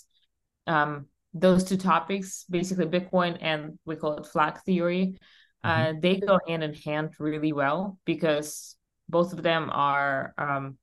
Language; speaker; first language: English; non-native, fluent; Russian